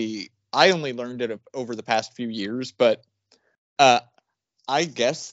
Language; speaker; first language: English; native; English